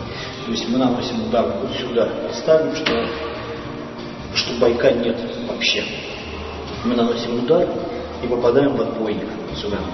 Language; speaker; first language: Russian; native; Russian